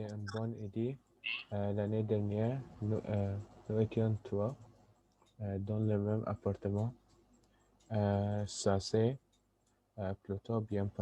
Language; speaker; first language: French; non-native, learner; Arabic